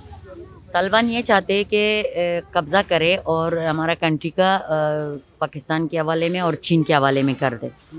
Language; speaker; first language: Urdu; non-native, learner; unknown